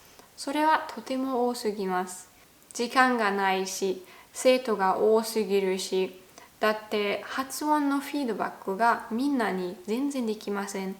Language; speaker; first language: Japanese; non-native, fluent; German